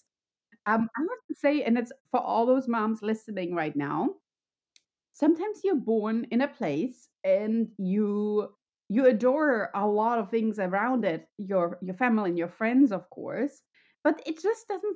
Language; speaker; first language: English; non-native, fluent; German